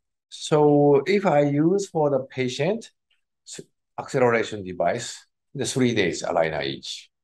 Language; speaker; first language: English; non-native, learner; Japanese